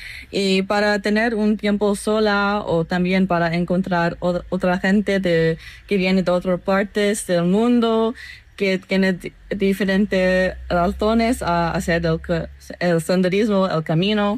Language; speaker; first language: Spanish; non-native, learner; English